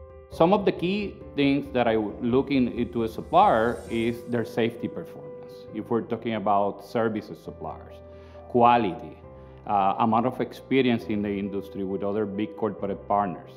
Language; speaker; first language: English; non-native, local second language; Spanish